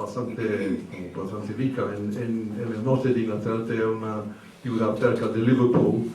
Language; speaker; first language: Spanish; early bilingual, heritage; English